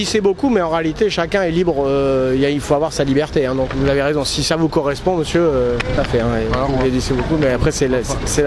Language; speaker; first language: French; native; French